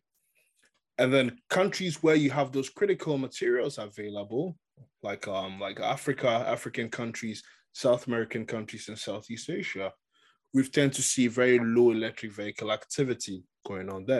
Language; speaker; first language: English; non-native, local second language; Akan